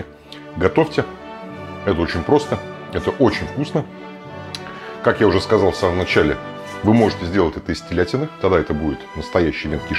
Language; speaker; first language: Russian; native; Russian